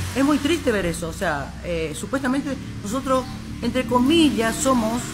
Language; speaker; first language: Spanish; native; Spanish